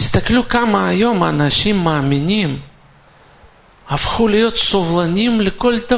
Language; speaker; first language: Hebrew; non-native, fluent; Russian